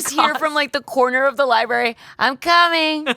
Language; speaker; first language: English; native; English